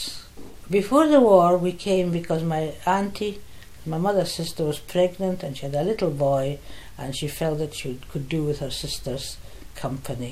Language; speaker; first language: English; non-native, fluent; Polish